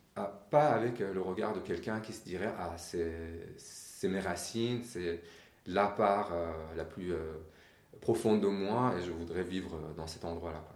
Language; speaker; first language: French; non-native, fluent; Persian